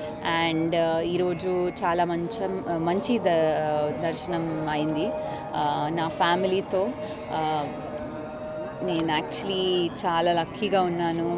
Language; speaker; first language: Telugu; non-native, local second language; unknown